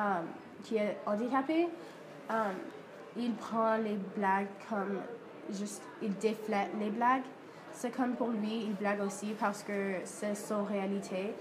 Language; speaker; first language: French; non-native, learner; English